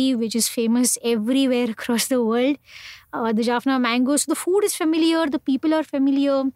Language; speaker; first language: English; non-native, local second language; Hindi